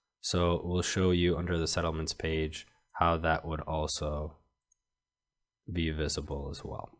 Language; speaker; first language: English; native; English